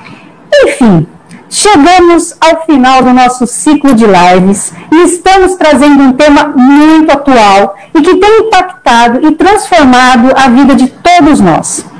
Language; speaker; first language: Portuguese; native; Portuguese